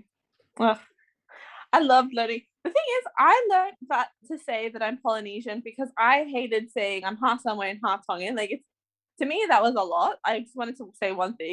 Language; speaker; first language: English; non-native, local second language; Tongan